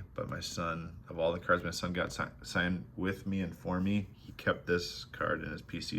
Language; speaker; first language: English; native; English